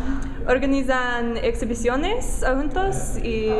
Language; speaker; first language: Spanish; non-native, learner; English